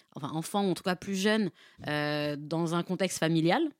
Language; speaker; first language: French; native; French